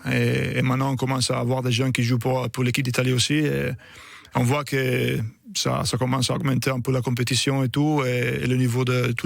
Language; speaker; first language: French; non-native, fluent; Italian